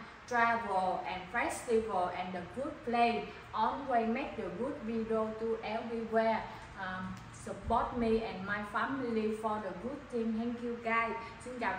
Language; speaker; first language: English; non-native, learner; Vietnamese